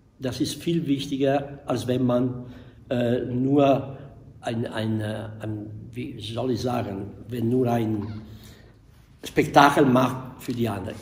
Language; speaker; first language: German; non-native, fluent; Italian